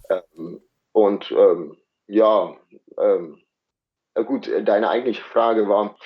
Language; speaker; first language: German; non-native, fluent; Afrikaans